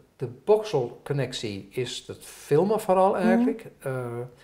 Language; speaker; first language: Dutch; non-native, fluent; English